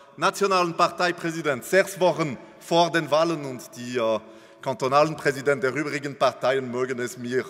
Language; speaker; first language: German; non-native, local second language; French